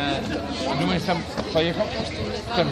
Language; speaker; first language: Ukrainian; non-native, learner; Polish